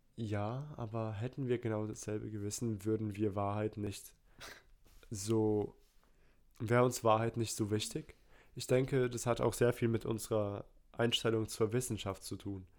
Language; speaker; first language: German; early bilingual, other home language; Turkish